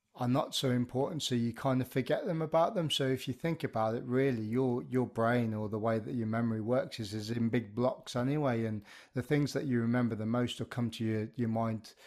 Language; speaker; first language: English; native; English